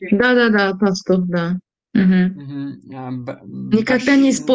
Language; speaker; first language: Russian; non-native, fluent; Turkish